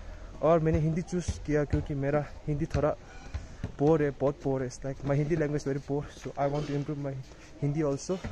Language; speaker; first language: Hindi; non-native, local second language; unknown